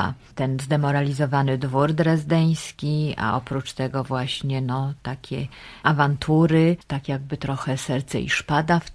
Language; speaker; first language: Polish; native; Polish